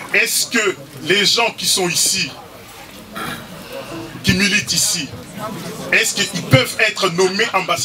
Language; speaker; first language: French; non-native, local second language; Lingala